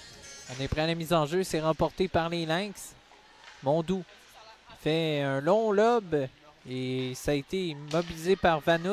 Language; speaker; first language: French; native; French